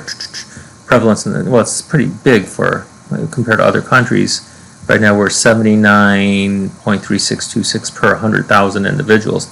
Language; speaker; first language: English; native; English